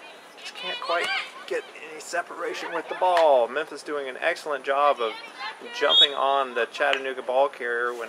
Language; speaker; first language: English; native; English